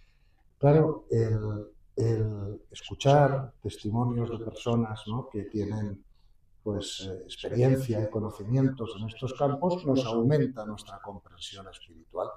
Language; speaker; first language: Spanish; native; Spanish